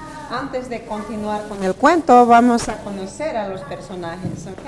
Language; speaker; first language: Spanish; non-native, local second language; Quechua